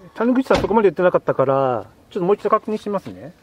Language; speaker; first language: Japanese; native; Japanese